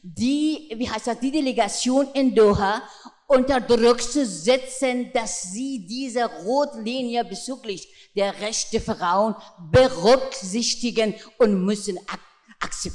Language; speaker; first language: German; non-native, fluent; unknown